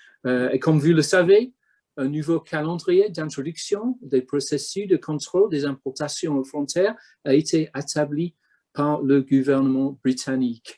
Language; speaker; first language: French; non-native, fluent; English